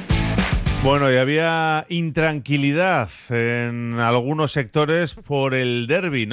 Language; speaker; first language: Spanish; native; Spanish